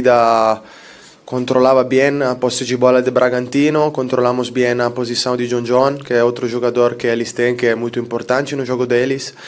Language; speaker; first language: Portuguese; non-native, fluent; Italian